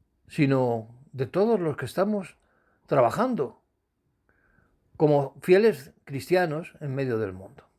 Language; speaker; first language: Spanish; native; Spanish